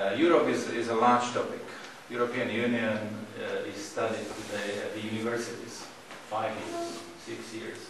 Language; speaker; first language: English; non-native, fluent; Slovak